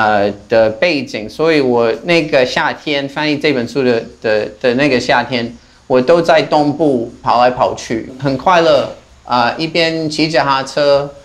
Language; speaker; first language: Chinese; non-native, fluent; English